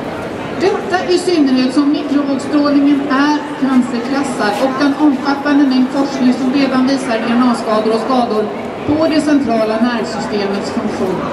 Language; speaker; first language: Swedish; native; Swedish